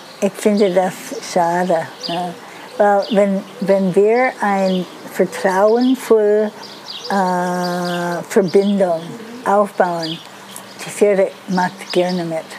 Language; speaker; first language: German; non-native, learner; Dutch